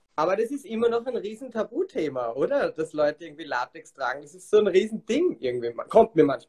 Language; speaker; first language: German; native; German